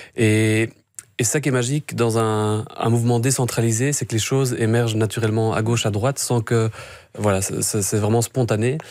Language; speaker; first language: French; native; French